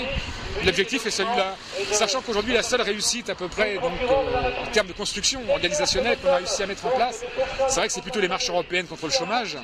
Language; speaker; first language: French; native; French